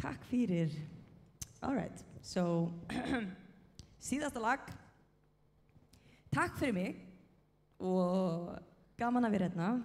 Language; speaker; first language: Icelandic; non-native, learner; Faroese